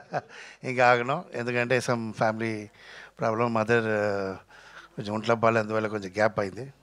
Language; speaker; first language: Telugu; non-native, fluent; Tamil